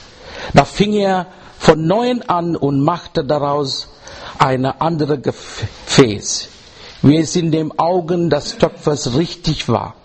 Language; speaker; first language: German; non-native, learner; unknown